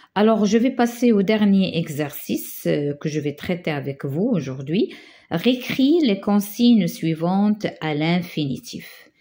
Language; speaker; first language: French; non-native, local second language; Arabic